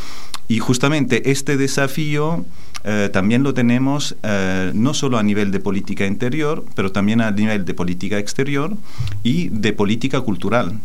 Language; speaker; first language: Spanish; non-native, fluent; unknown